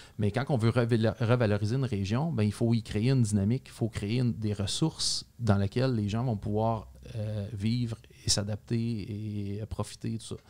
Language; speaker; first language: French; native; French